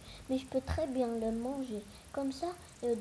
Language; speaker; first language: French; non-native, local second language; Arabic